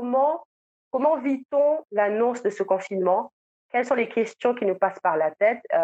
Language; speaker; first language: French; native; French